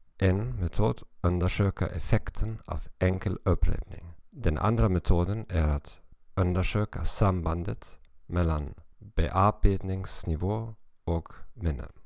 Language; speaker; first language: Swedish; non-native, fluent; German